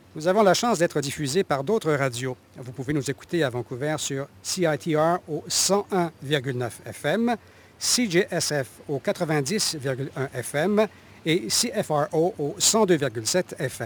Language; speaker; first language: French; native; French